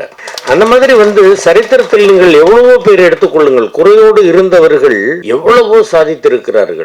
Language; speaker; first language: Tamil; native; Tamil